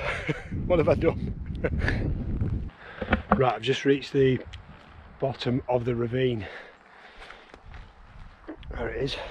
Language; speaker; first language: English; native; English